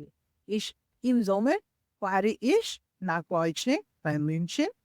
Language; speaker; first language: German; non-native, learner; Hindi